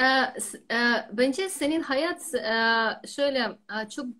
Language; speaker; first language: Turkish; non-native, learner; Russian